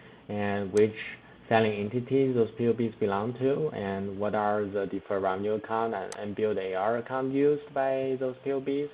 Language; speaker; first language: English; non-native, fluent; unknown